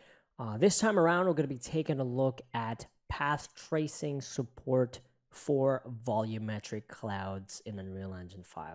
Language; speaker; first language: English; native; English